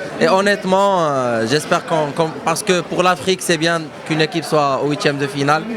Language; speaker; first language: French; non-native, local second language; Arabic